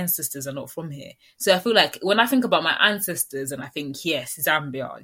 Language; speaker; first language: English; native; English